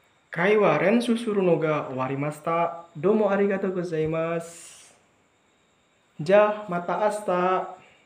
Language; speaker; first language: Japanese; non-native, learner; Indonesian